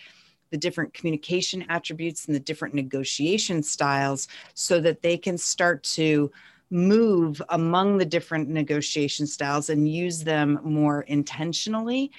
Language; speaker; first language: English; native; English